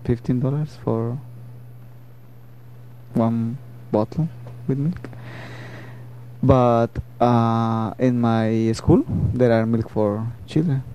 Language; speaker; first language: English; non-native, learner; Spanish